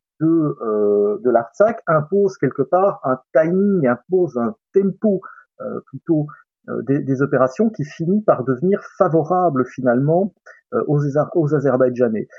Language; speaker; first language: French; native; French